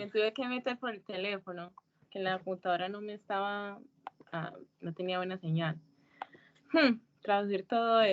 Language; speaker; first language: Spanish; early bilingual, heritage; Spanish